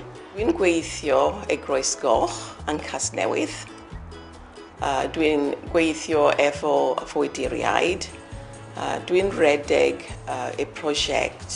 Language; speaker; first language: Welsh; non-native, learner; English